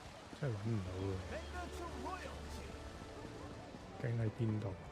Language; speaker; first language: Chinese; native; Chinese